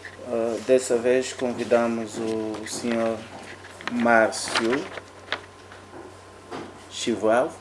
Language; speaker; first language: Portuguese; native; Portuguese